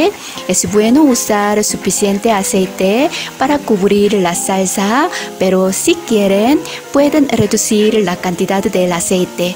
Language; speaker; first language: Spanish; non-native, fluent; Korean